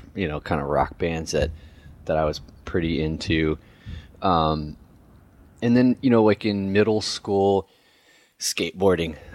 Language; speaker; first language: English; native; English